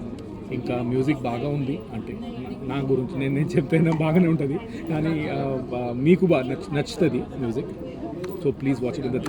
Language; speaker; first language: Telugu; non-native, fluent; Hindi